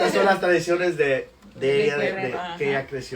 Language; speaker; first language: Spanish; early bilingual, heritage; Spanish